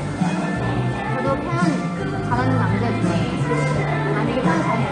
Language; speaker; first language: Korean; non-native, fluent; Chinese